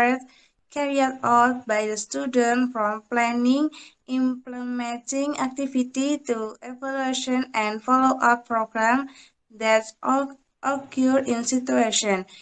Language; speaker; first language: English; non-native, learner; Indonesian